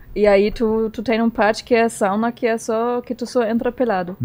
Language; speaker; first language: Portuguese; non-native, fluent; German